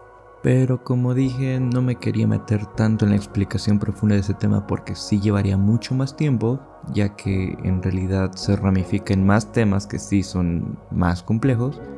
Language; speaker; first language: Spanish; native; Spanish